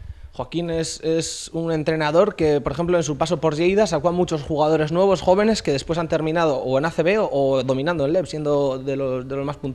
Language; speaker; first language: Spanish; native; Spanish